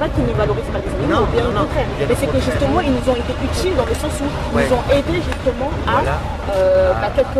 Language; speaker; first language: French; native; French